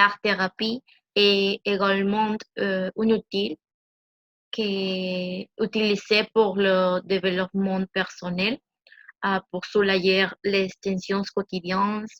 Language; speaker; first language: French; non-native, learner; Spanish